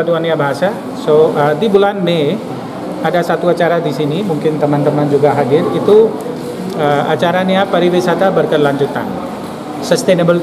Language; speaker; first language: Indonesian; non-native, fluent; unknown